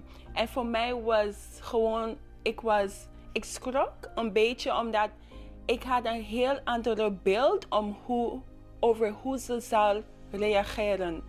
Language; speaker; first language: Dutch; non-native, local second language; English